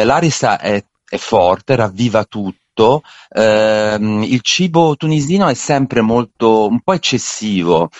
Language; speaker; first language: Italian; native; Italian